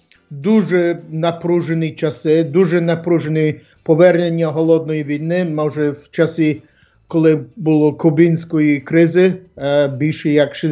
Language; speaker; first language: Ukrainian; early bilingual, heritage; English